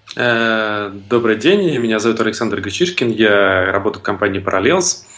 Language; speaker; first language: Russian; native; Russian